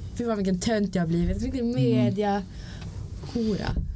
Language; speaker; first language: Swedish; native; Swedish